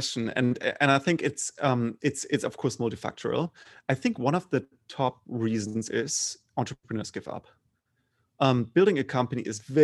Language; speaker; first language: English; non-native, fluent; German